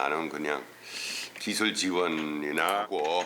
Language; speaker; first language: Korean; non-native, fluent; German